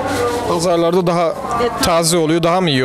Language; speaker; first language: Turkish; native; Turkish